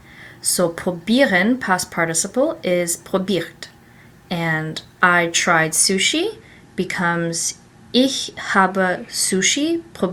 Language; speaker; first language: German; non-native, learner; English